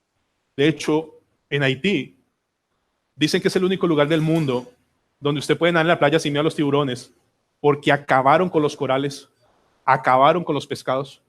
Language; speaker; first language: Spanish; native; Spanish